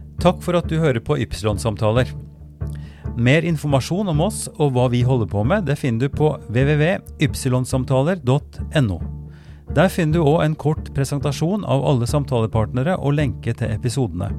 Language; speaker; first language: Norwegian; native; Norwegian